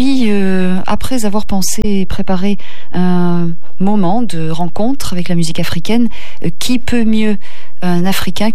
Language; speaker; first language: French; native; French